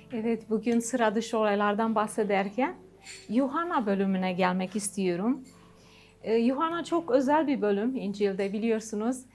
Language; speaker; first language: Turkish; non-native, fluent; Romanian